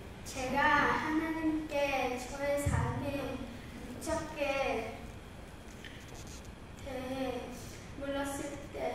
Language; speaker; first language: Korean; non-native, learner; Khmer